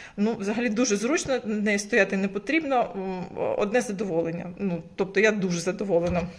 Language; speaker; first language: Ukrainian; non-native, local second language; Russian